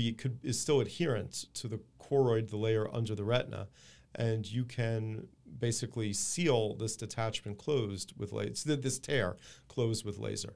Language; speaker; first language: English; native; English